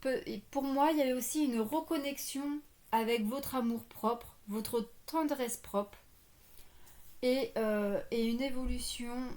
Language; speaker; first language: French; native; French